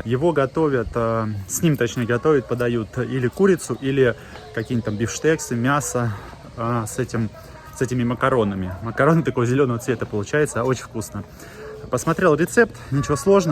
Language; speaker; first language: Russian; native; Russian